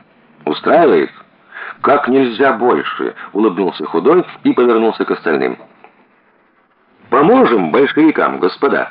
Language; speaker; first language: Russian; native; Russian